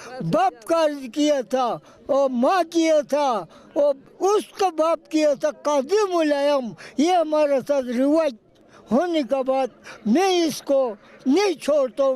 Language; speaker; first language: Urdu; non-native, local second language; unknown